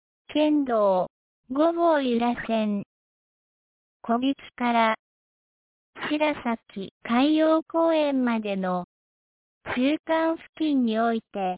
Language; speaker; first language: Japanese; native; Japanese